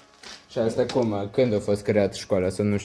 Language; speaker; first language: Romanian; non-native, learner; French